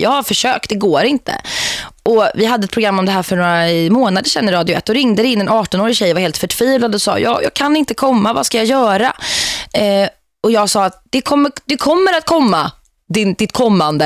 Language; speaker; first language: Swedish; native; Swedish